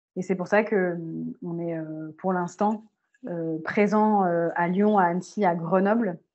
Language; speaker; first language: French; native; French